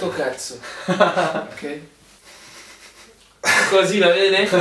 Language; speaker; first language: Italian; non-native, learner; French